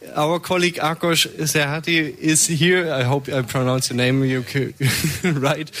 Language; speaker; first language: English; non-native, fluent; German